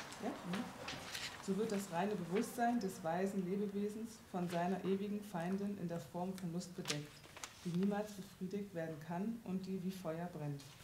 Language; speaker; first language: German; native; German